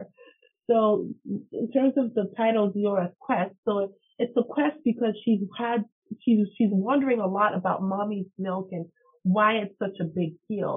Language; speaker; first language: English; non-native, local second language; Igbo